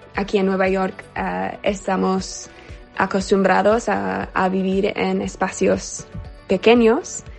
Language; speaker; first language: Spanish; non-native, fluent; English